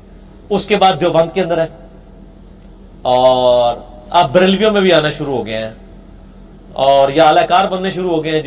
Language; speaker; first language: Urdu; non-native, local second language; Punjabi